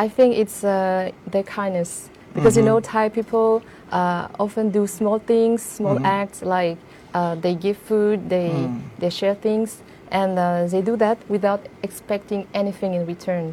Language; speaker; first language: English; non-native, fluent; French